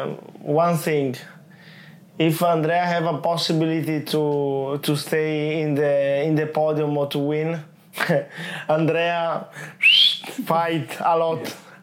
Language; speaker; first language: English; non-native, learner; Italian